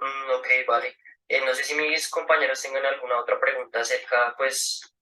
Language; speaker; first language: Spanish; native; Spanish